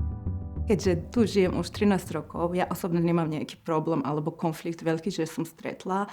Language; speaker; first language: Slovak; non-native, fluent; Arabic